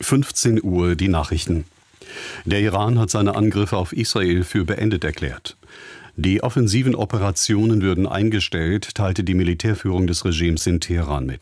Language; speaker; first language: German; native; German